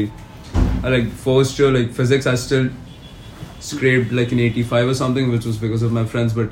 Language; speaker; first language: English; non-native, local second language; Hindi